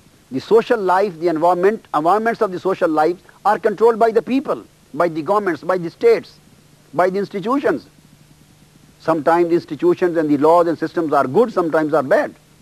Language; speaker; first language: English; non-native, local second language; Punjabi